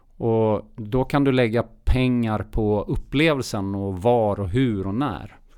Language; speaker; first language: Swedish; early bilingual, heritage; Swedish